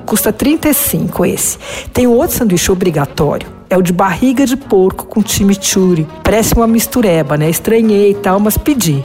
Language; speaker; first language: Portuguese; native; Portuguese